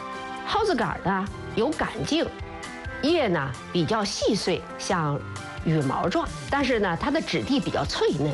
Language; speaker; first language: Chinese; native; Chinese